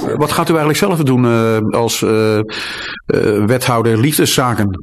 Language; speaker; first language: Dutch; native; Dutch